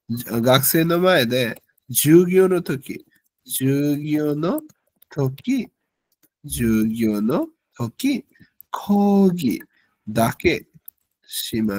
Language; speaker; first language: Japanese; non-native, learner; Bangla